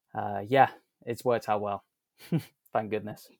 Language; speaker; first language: English; native; English